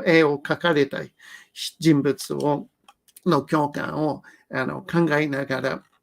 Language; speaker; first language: Japanese; non-native, learner; English